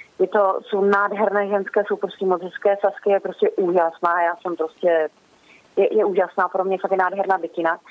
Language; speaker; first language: Czech; native; Czech